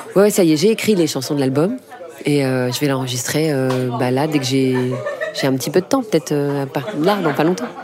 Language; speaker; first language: French; native; French